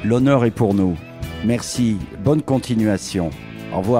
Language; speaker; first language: French; native; French